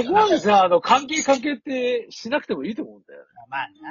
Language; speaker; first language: Japanese; native; Japanese